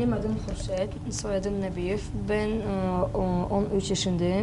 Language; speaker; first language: Turkish; non-native, learner; Tajik